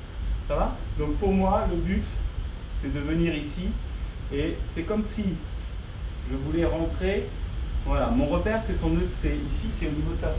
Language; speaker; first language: French; native; French